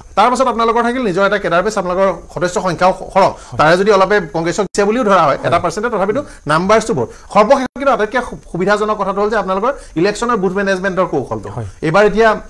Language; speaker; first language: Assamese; native; Assamese